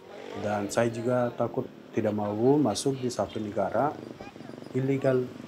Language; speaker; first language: Indonesian; non-native, learner; Persian